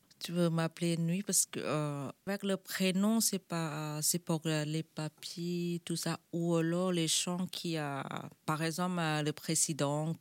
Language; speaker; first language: French; non-native, learner; Thai